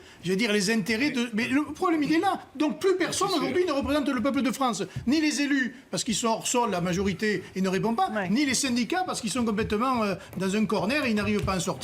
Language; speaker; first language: French; native; French